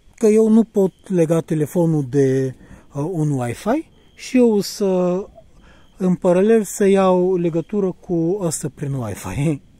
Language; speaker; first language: Romanian; non-native, fluent; Bulgarian